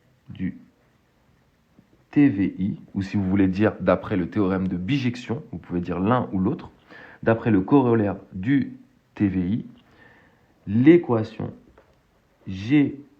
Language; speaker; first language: French; native; French